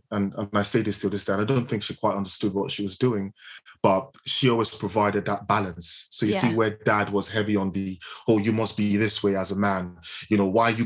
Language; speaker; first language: English; non-native, local second language; Yoruba